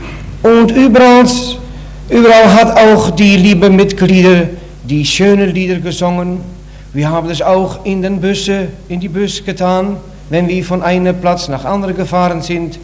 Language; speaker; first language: German; non-native, learner; Dutch